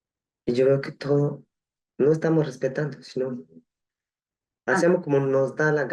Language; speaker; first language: Spanish; non-native, local second language; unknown